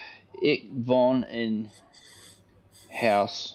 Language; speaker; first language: Dutch; non-native, learner; English